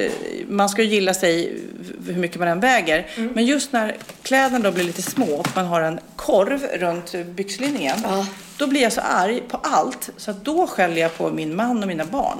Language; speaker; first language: Swedish; native; Swedish